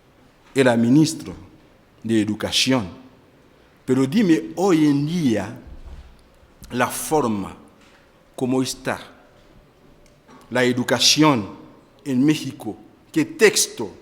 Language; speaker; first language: Spanish; non-native, fluent; Haitian Creole